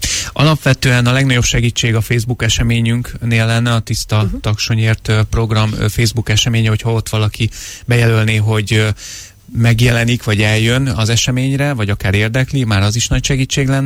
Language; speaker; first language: Hungarian; native; Hungarian